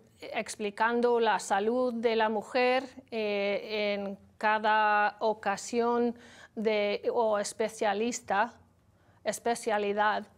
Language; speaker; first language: Spanish; non-native, learner; English